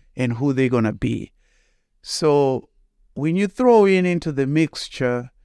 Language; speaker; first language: English; non-native, local second language; Shona